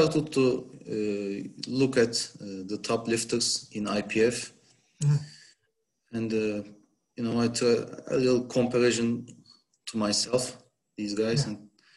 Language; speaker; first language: English; non-native, learner; Turkish